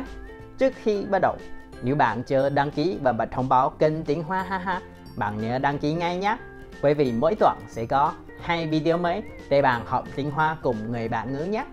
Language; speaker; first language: Vietnamese; non-native, fluent; Chinese